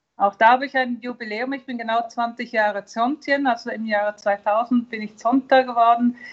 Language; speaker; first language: German; early bilingual, heritage; German